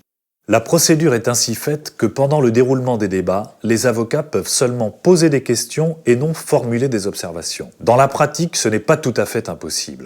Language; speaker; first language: French; native; French